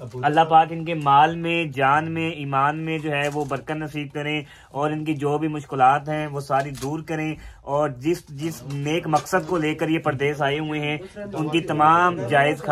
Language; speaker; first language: Urdu; non-native, local second language; Punjabi